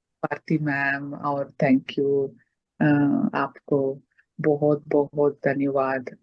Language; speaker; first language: Hindi; non-native, local second language; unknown